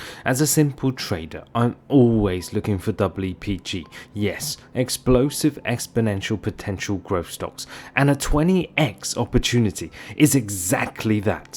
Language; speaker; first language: English; native; English